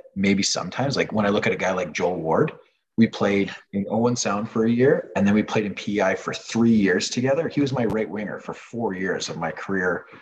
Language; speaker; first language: English; non-native, fluent; French